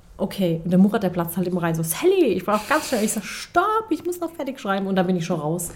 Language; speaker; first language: German; early bilingual, other home language; Turkish